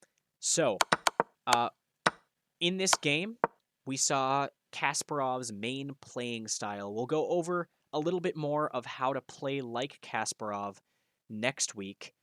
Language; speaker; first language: English; native; English